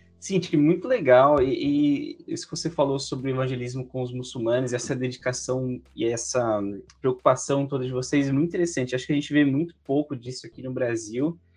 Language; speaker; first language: Portuguese; native; Portuguese